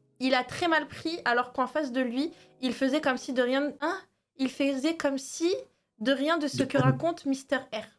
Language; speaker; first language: French; early bilingual, other home language; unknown